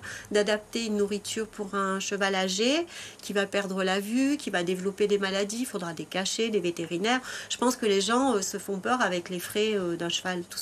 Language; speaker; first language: French; native; French